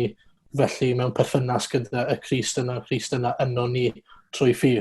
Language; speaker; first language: Welsh; native; Welsh